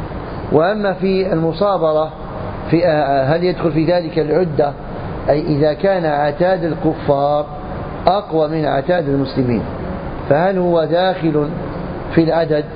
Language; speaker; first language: Arabic; native; Arabic